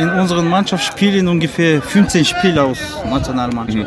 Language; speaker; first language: German; non-native, learner; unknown